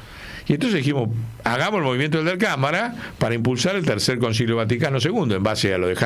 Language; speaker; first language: Spanish; native; Spanish